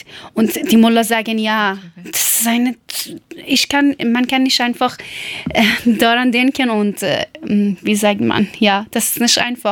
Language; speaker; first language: German; non-native, learner; Persian